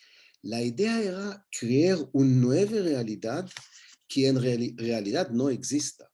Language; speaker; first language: Spanish; non-native, learner; Hebrew